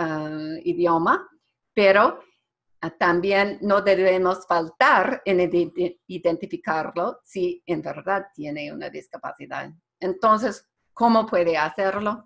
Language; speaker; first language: Spanish; non-native, fluent; English